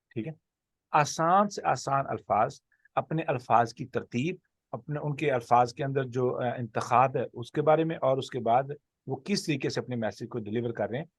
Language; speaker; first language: Urdu; non-native, local second language; Punjabi